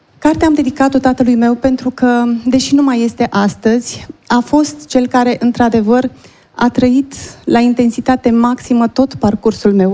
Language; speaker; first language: Romanian; native; Romanian